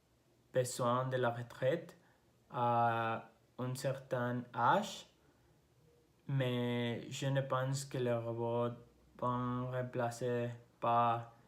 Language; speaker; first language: French; non-native, learner; Spanish